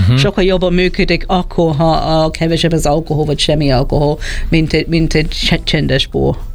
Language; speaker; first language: Hungarian; non-native, fluent; English